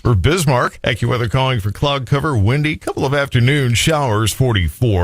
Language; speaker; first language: English; native; English